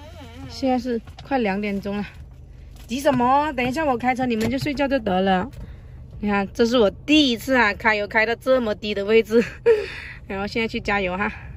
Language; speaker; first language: Chinese; native; Chinese